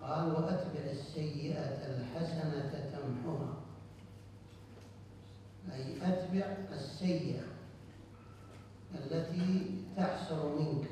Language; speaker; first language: Arabic; native; Arabic